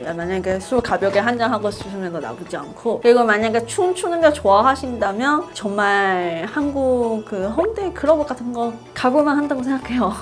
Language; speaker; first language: Korean; non-native, fluent; Chinese